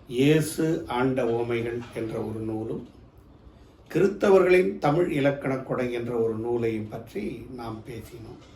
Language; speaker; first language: Tamil; native; Tamil